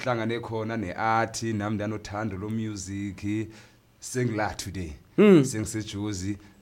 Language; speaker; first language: English; non-native, local second language; Xhosa